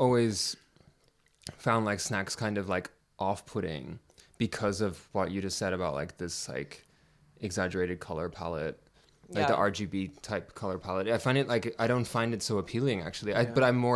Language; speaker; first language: English; native; English